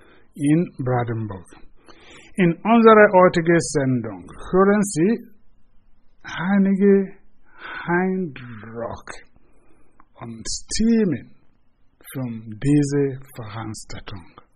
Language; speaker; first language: German; non-native, fluent; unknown